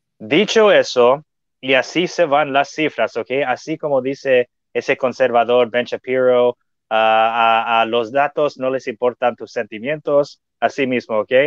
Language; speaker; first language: Spanish; non-native, fluent; English